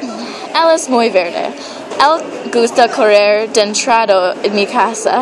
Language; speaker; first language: Spanish; non-native, learner; English